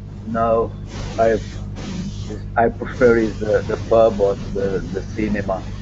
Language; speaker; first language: English; non-native, learner; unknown